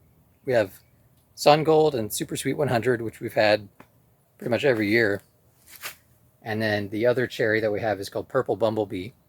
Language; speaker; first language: English; native; English